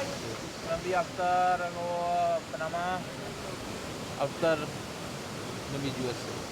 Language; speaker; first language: English; non-native, learner; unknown